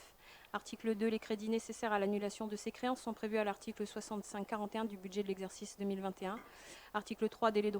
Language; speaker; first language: French; native; French